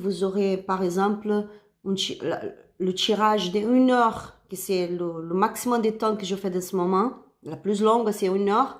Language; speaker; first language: French; non-native, learner; Spanish